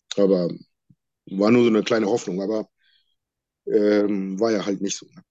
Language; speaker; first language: German; non-native, fluent; Sinhala